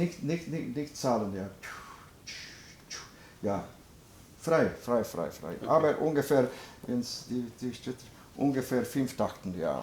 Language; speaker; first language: German; non-native, learner; Latvian